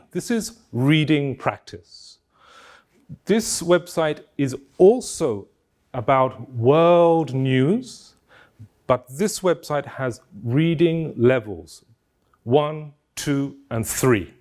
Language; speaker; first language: English; non-native, fluent; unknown